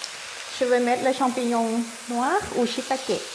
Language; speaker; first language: French; non-native, learner; Thai